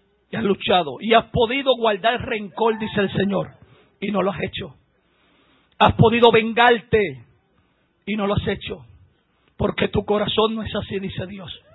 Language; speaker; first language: Spanish; native; Spanish